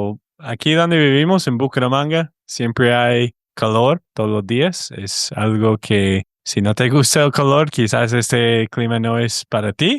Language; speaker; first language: Spanish; non-native, fluent; English